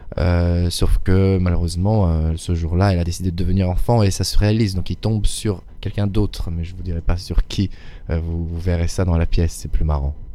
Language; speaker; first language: French; non-native, fluent; Bulgarian